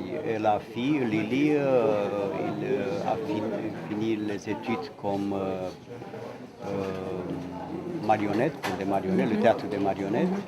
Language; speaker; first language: French; non-native, fluent; Romanian